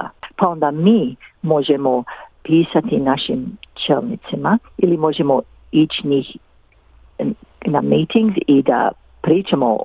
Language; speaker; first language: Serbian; early bilingual, heritage; English